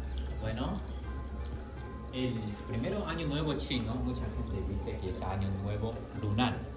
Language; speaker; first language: Spanish; non-native, fluent; Chinese